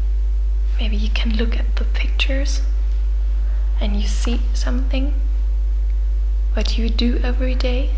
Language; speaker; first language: English; non-native, fluent; German